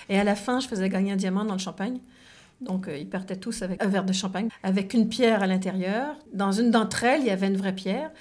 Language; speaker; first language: French; native; French